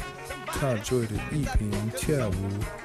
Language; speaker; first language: Chinese; non-native, learner; English